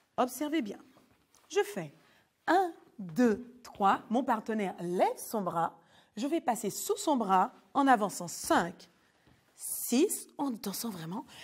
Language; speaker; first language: French; native; French